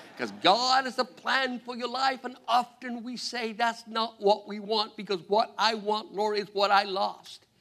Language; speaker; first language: English; non-native, fluent; Spanish